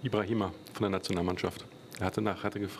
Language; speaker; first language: German; native; German